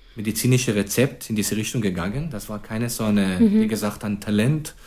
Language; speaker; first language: German; non-native, fluent; Hebrew